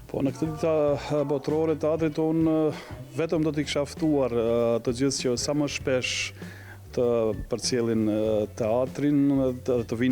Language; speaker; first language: Albanian; native; Albanian